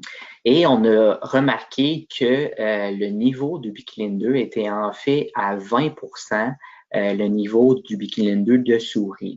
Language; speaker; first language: French; native; French